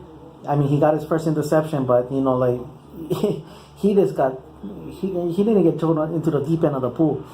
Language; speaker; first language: English; native; English